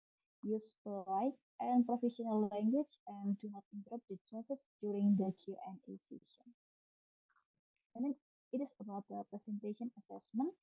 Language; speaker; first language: English; non-native, fluent; Indonesian